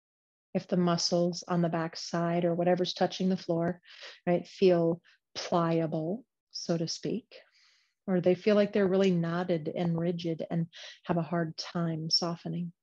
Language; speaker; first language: English; native; English